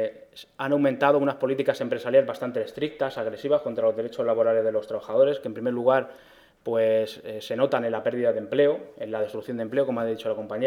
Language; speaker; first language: Spanish; native; Spanish